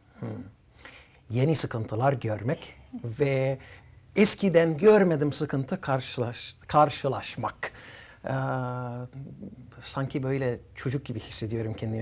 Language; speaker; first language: Turkish; early bilingual, other home language; Arabic